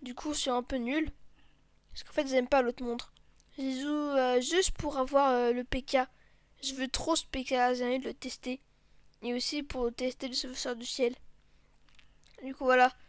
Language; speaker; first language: French; native; French